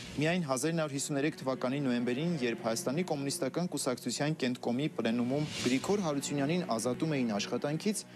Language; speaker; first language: Armenian; native; Armenian